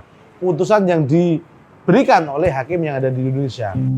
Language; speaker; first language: Indonesian; native; Indonesian